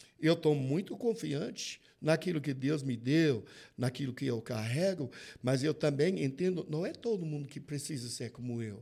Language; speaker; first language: Portuguese; non-native, fluent; English